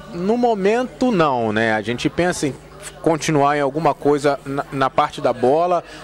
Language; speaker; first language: Portuguese; native; Portuguese